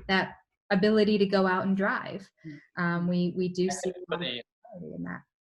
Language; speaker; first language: English; native; English